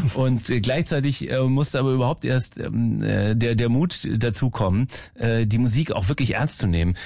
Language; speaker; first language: German; native; German